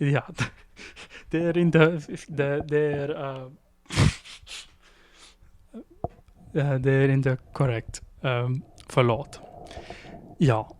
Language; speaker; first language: Swedish; non-native, learner; English